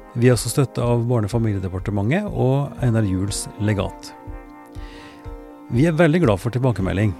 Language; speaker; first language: Norwegian; native; Norwegian